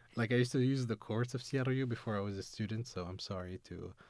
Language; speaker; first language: English; non-native, fluent; Arabic